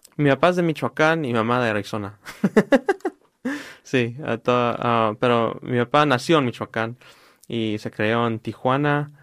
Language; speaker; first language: Spanish; early bilingual, heritage; Spanish